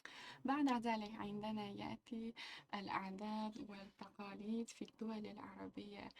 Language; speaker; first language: Arabic; non-native, local second language; Uzbek